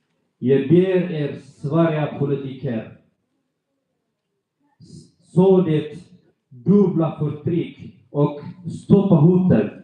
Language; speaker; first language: Swedish; non-native, fluent; Tigrinya